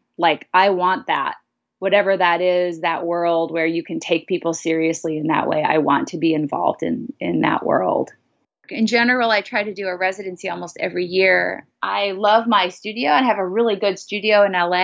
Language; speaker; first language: English; native; English